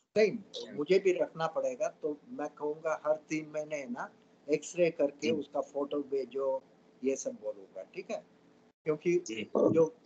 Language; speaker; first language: Hindi; non-native, local second language; Tamil